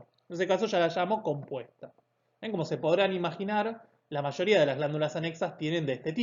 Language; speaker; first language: Spanish; native; Spanish